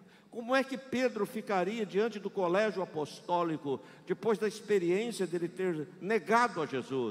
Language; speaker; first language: Portuguese; native; Portuguese